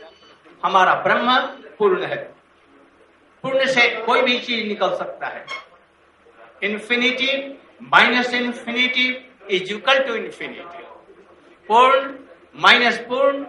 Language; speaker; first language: Hindi; native; Hindi